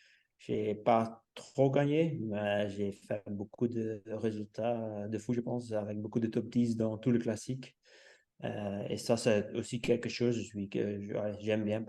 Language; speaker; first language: French; non-native, local second language; Dutch